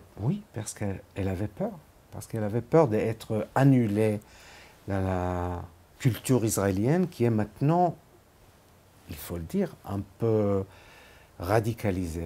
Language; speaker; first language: French; non-native, fluent; Hebrew